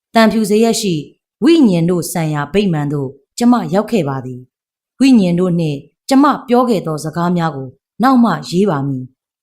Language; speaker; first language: Burmese; native; Burmese